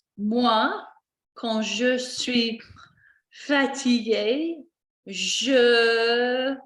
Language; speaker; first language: French; non-native, fluent; English